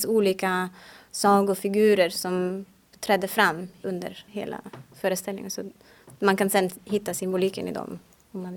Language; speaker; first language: Swedish; non-native, fluent; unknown